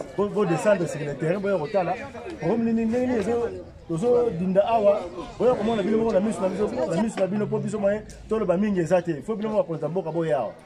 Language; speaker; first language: Lingala; native; Lingala